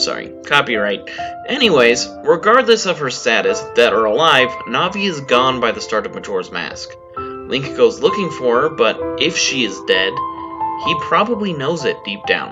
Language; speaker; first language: English; native; English